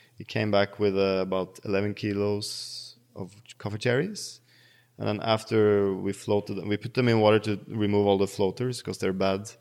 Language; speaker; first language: English; non-native, fluent; Norwegian